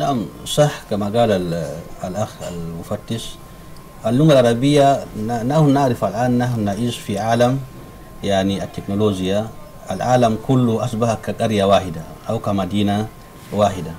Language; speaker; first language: Arabic; non-native, fluent; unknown